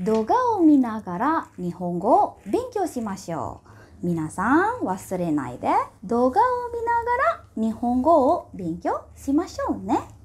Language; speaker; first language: Japanese; non-native, fluent; Indonesian